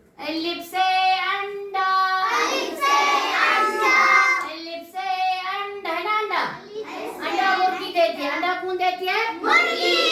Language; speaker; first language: Hindi; non-native, local second language; Kashmiri